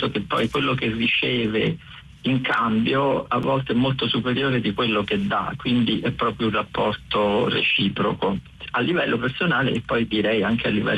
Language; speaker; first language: Italian; native; Italian